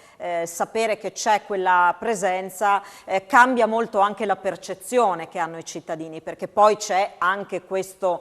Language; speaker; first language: Italian; native; Italian